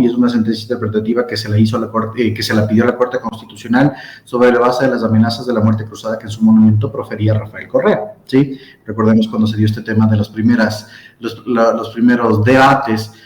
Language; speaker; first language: Spanish; native; Spanish